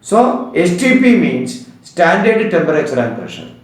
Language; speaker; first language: English; non-native, local second language; Malayalam